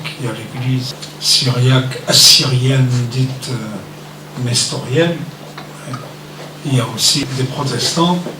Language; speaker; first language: French; non-native, fluent; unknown